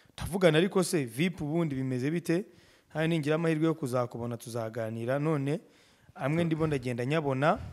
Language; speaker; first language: Kinyarwanda; native; Kinyarwanda